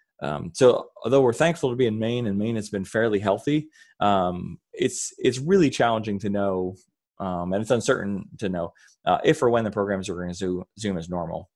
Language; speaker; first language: English; native; English